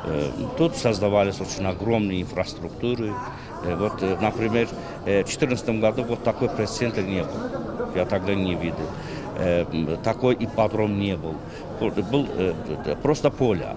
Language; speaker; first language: Russian; non-native, fluent; Azerbaijani